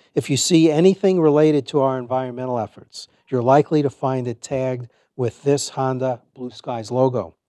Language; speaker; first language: English; native; English